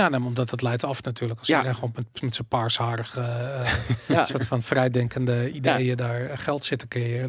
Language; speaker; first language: Dutch; native; Dutch